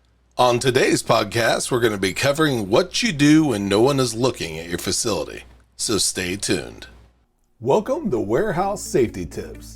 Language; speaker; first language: English; native; English